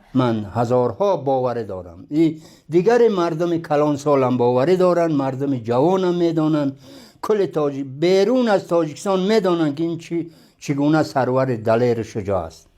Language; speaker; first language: Tajik; non-native, local second language; Shughni